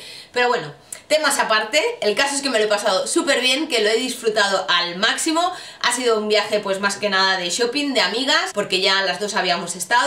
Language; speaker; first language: Spanish; native; Spanish